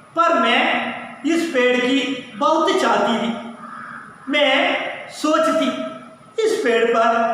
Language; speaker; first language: Hindi; non-native, local second language; Malayalam